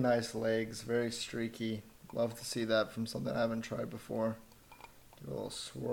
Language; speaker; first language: English; native; English